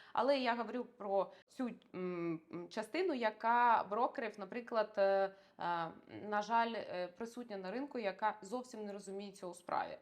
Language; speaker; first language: Ukrainian; non-native, local second language; Russian